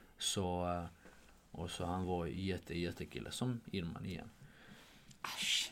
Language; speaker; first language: Swedish; non-native, fluent; Georgian